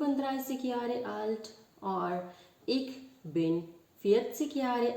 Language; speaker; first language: German; non-native, learner; Hindi